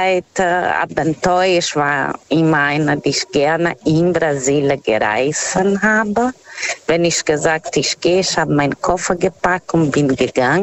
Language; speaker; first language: German; non-native, fluent; Portuguese